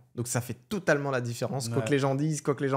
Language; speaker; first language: French; native; French